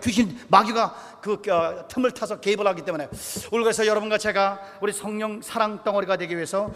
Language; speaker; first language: Korean; native; Korean